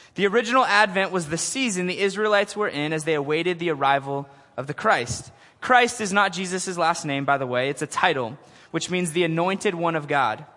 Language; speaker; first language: English; native; English